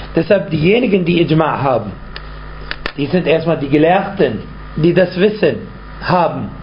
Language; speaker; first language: German; non-native, fluent; Arabic